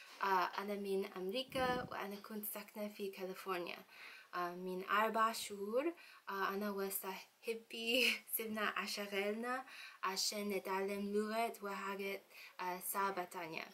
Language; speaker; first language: Arabic; non-native, learner; English